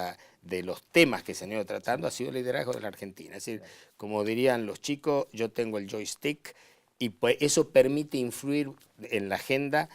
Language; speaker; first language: Spanish; native; Spanish